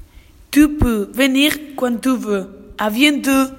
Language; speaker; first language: French; non-native, learner; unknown